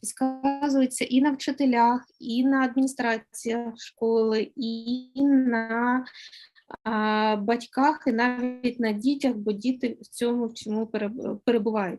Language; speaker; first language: Ukrainian; native; Ukrainian